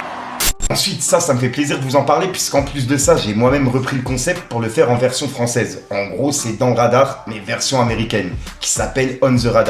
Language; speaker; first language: French; native; French